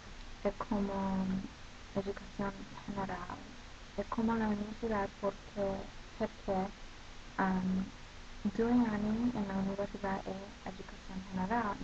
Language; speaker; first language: Italian; non-native, learner; English